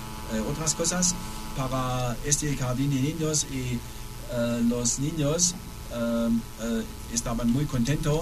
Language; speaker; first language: Spanish; non-native, learner; German